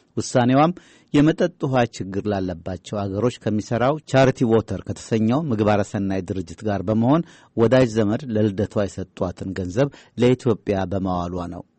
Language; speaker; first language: Amharic; native; Amharic